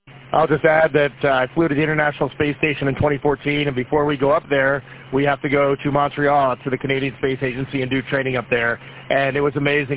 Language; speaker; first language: English; native; English